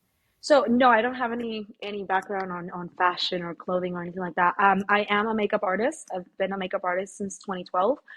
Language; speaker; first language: English; early bilingual, other home language; Spanish